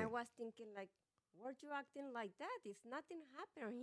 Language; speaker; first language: English; non-native, learner; Spanish